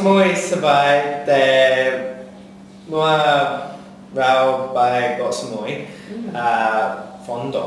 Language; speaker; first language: Thai; non-native, learner; English